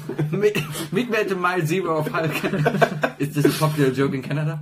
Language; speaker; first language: English; non-native, fluent; German